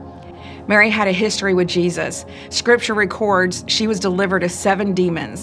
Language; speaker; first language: English; native; English